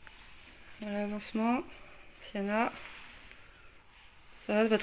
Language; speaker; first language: French; native; French